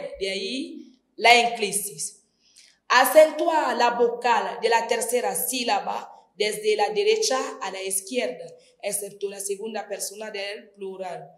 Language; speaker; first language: Spanish; non-native, fluent; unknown